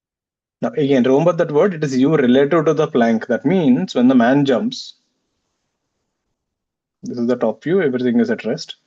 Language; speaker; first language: English; non-native, local second language; Hindi